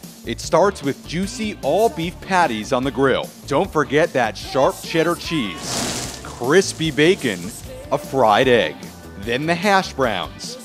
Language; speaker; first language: English; native; English